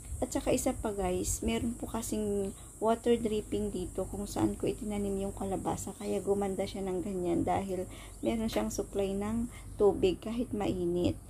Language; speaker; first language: Filipino; non-native, local second language; Iloko